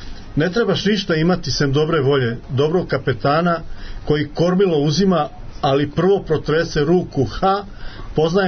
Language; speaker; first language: Serbian; native; Serbian